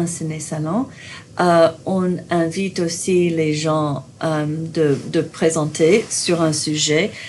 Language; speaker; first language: French; non-native, fluent; English